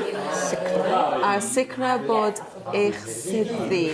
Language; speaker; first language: Welsh; non-native, learner; English